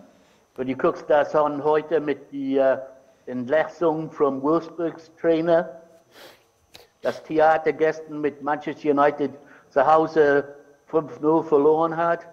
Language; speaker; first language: German; non-native, fluent; English